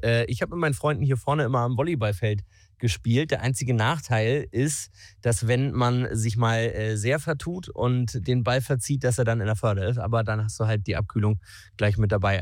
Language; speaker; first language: German; native; German